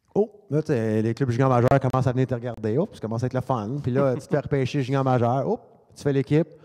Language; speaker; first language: French; native; French